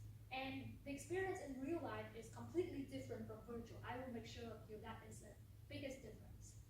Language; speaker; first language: English; non-native, learner; Vietnamese